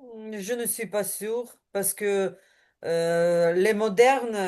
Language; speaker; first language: French; non-native, learner; Ukrainian